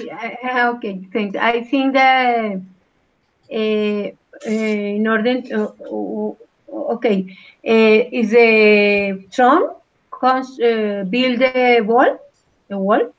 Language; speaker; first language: English; non-native, learner; Spanish